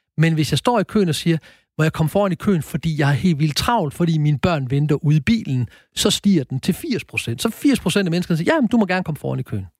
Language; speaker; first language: Danish; native; Danish